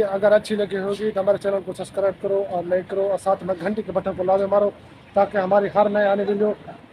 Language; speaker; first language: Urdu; non-native, local second language; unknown